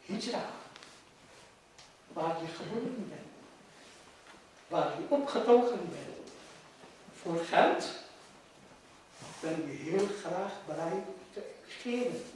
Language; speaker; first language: Dutch; non-native, fluent; Urdu